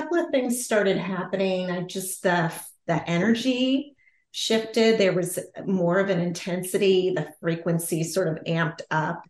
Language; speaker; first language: English; native; English